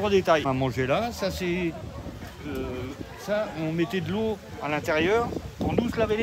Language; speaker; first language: French; native; French